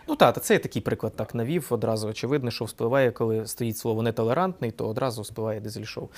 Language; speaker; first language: Ukrainian; non-native, local second language; Russian